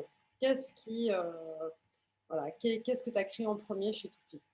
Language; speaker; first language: French; native; French